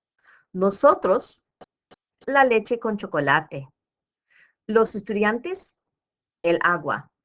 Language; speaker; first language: Spanish; non-native, fluent; English